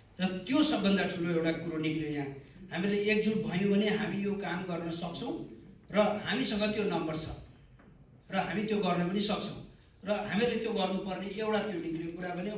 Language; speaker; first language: Nepali; native; Nepali